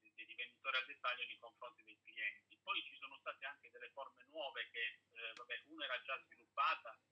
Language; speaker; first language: Italian; native; Italian